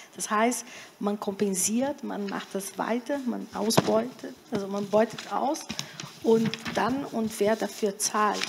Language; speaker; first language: German; non-native, fluent; Portuguese